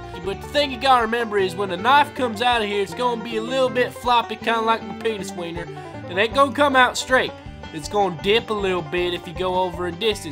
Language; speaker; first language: English; native; English